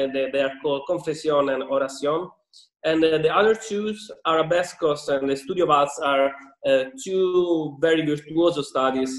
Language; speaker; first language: English; non-native, fluent; Italian